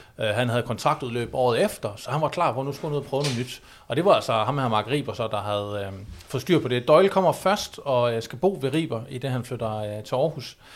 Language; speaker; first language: Danish; native; Danish